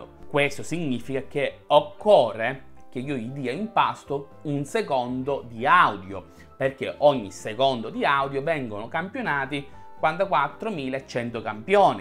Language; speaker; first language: Italian; native; Italian